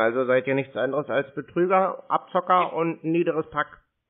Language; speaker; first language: German; native; German